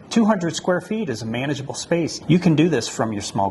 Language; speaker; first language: English; native; English